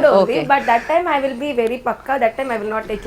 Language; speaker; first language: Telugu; non-native, learner; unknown